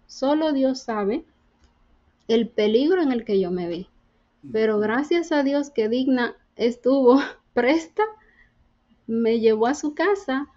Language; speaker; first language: Spanish; native; Spanish